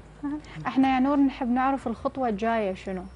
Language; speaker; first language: Arabic; native; Arabic